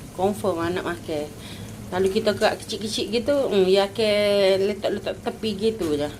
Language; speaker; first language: Malay; native; Malay